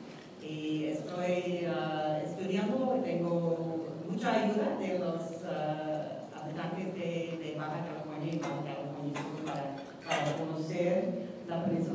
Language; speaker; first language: Spanish; non-native, fluent; English